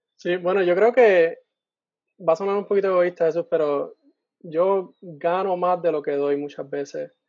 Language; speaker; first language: Spanish; native; Spanish